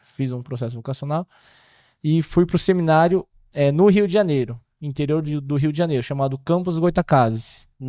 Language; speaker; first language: Portuguese; early bilingual, other home language; Korean